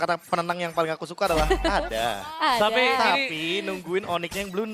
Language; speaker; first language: Indonesian; native; Indonesian